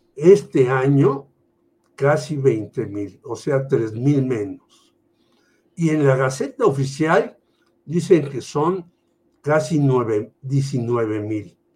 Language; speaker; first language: Spanish; native; Spanish